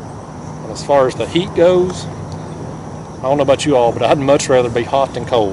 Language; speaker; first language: English; native; English